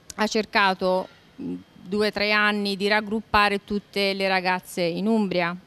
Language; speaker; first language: Italian; native; Italian